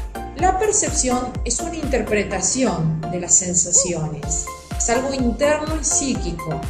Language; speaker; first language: Spanish; native; Spanish